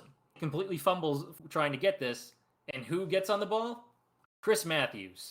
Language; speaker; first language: English; native; English